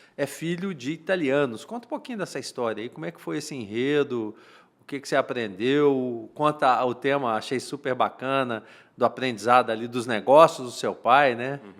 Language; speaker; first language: Portuguese; native; Portuguese